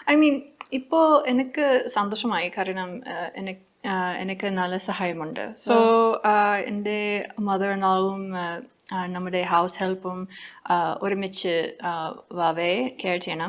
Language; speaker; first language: Malayalam; non-native, learner; English